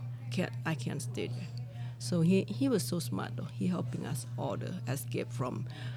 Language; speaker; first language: English; non-native, learner; Lao